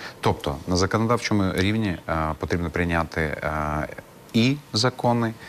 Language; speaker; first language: Ukrainian; non-native, local second language; Crimean Tatar